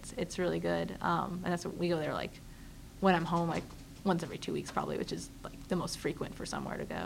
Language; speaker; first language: English; native; English